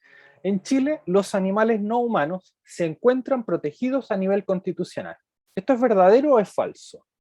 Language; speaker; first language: Spanish; native; Spanish